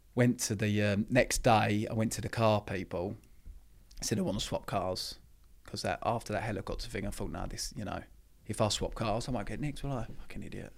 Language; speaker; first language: English; native; English